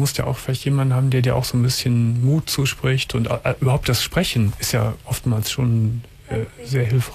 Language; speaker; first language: German; native; German